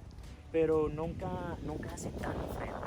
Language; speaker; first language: Spanish; non-native, fluent; English